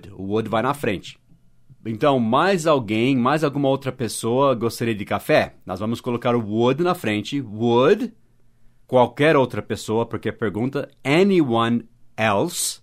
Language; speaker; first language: Portuguese; non-native, fluent; English